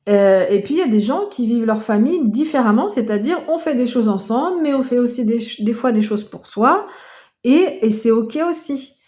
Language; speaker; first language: French; native; French